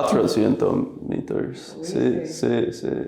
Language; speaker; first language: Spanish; non-native, learner; English